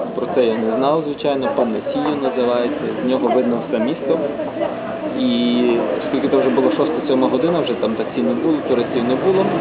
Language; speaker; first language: Ukrainian; native; Ukrainian